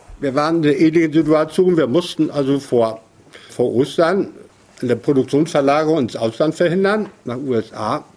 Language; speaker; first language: German; native; German